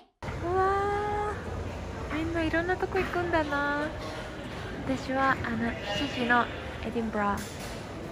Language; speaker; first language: Japanese; native; Japanese